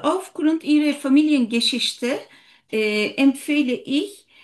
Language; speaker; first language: German; non-native, learner; Turkish